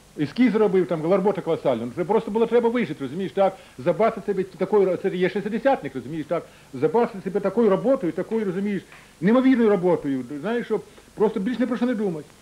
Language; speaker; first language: Ukrainian; native; Ukrainian